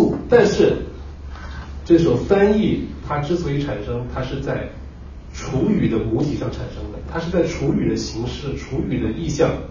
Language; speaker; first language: Chinese; native; Chinese